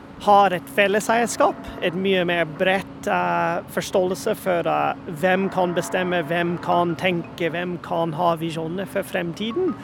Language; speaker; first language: Norwegian; non-native, fluent; English